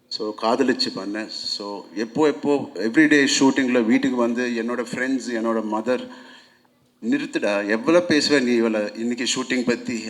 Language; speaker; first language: Tamil; non-native, local second language; Telugu